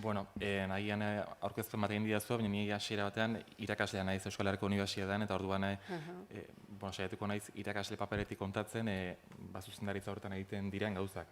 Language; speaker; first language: Basque; native; Basque